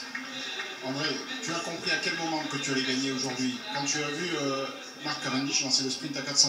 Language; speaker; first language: French; native; French